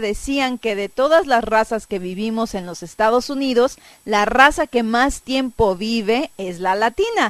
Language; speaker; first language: Spanish; native; Spanish